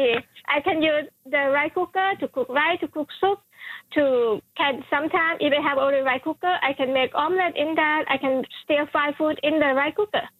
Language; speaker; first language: English; non-native, fluent; Thai